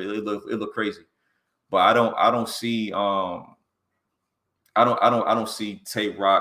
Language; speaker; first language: English; native; English